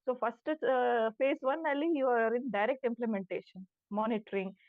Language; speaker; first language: English; non-native, local second language; Kannada